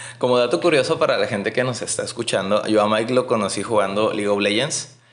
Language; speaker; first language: Spanish; native; Spanish